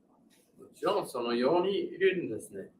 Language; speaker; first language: Japanese; non-native, fluent; English